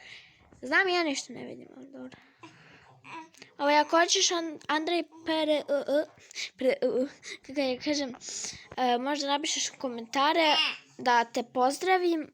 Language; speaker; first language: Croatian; early bilingual, heritage; Croatian